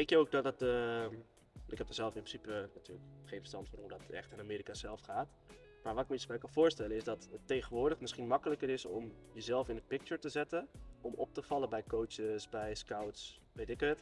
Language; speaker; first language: Dutch; native; Dutch